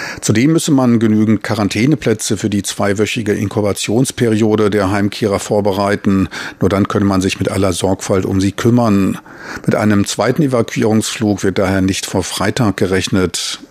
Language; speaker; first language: German; native; German